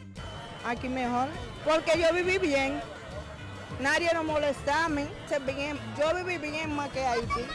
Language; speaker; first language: Spanish; non-native, learner; Haitian Creole